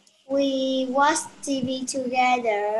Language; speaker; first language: English; non-native, learner; Vietnamese